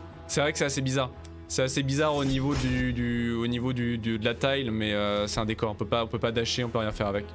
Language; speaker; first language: French; native; French